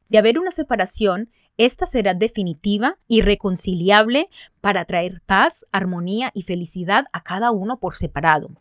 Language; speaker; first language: Spanish; early bilingual, other home language; English